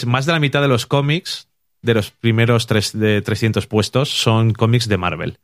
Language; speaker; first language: Spanish; native; Spanish